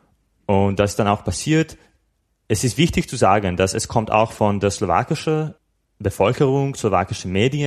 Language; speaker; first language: German; non-native, fluent; Slovak